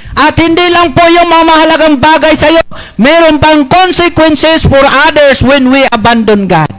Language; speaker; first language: Filipino; non-native, local second language; Bikol